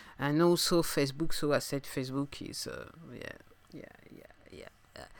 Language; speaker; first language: English; non-native, fluent; French